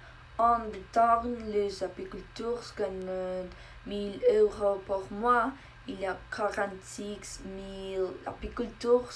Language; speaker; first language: French; non-native, learner; Spanish